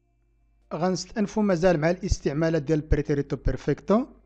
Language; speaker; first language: Arabic; native; Arabic